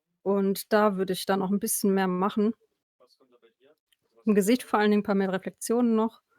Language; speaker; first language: German; native; German